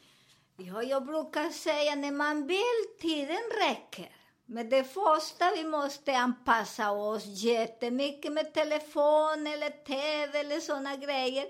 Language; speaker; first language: Swedish; non-native, fluent; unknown